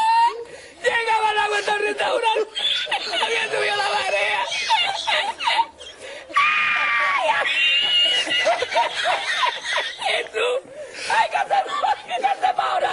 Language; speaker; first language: Spanish; native; Spanish